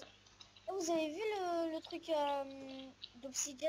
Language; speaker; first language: French; native; French